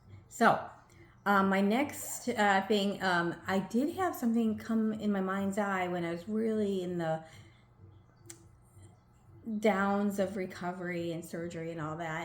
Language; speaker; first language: English; native; English